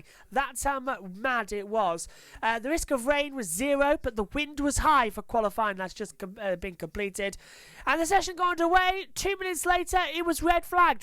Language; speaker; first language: English; native; English